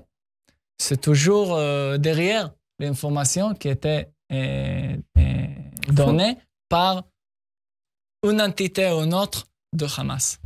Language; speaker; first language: French; non-native, fluent; Hebrew